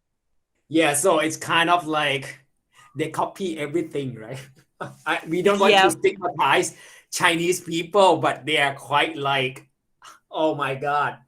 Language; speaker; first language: English; non-native, fluent; Thai